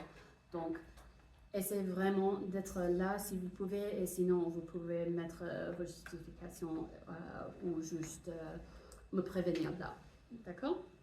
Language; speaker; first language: French; non-native, fluent; English